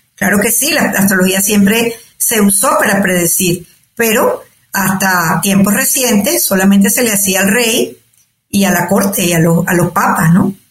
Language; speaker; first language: Spanish; native; Spanish